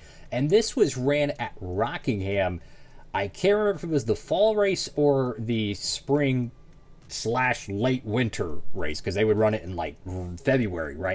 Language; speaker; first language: English; native; English